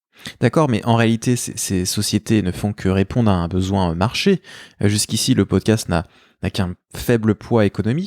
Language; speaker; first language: French; native; French